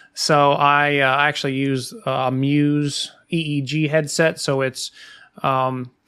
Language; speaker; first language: English; native; English